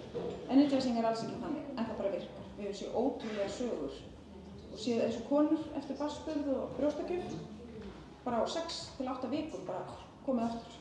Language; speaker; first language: Icelandic; native; Icelandic